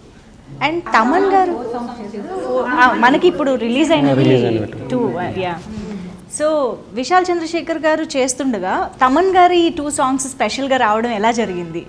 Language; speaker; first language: Telugu; native; Telugu